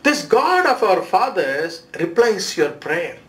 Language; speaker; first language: English; non-native, local second language; Tamil